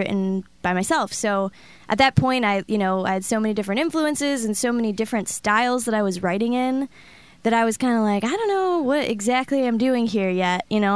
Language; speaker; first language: English; native; English